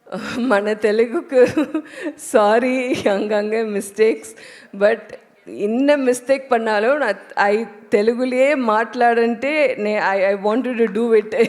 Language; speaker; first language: Telugu; non-native, learner; Tamil